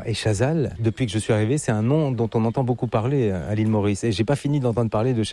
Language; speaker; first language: French; native; French